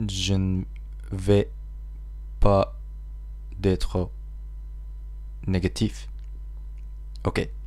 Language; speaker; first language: French; non-native, learner; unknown